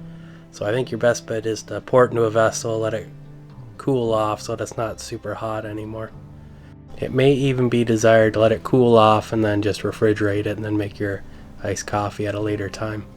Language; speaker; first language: English; native; English